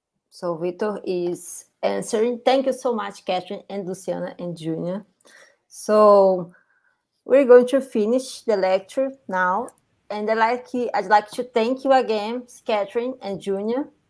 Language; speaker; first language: English; non-native, fluent; Portuguese